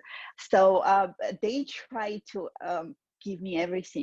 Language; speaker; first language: English; non-native, fluent; Georgian